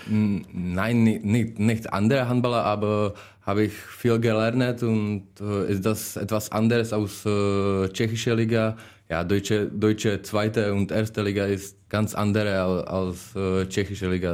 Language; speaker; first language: German; non-native, learner; Czech